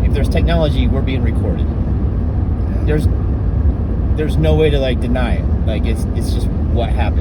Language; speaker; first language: English; native; English